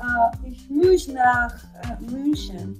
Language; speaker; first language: German; non-native, learner; Spanish